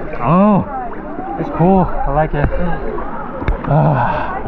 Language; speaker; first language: English; non-native, learner; Korean